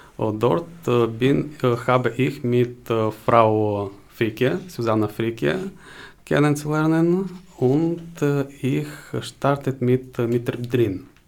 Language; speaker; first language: German; non-native, learner; Ukrainian